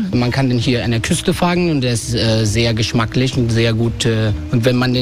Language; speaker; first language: German; non-native, fluent; Spanish